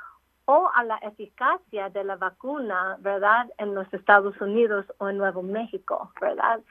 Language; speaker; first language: Spanish; non-native, local second language; English